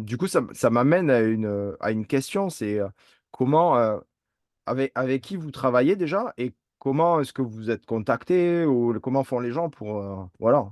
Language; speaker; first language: French; native; French